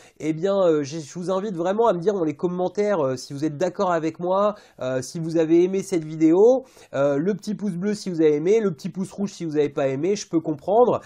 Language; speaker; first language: French; native; French